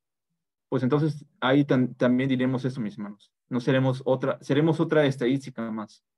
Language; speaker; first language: Spanish; native; Spanish